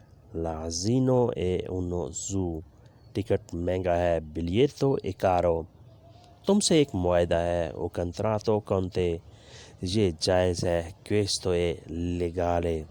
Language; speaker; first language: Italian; non-native, learner; Urdu